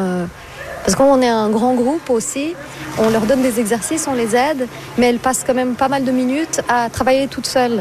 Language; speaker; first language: French; non-native, fluent; Portuguese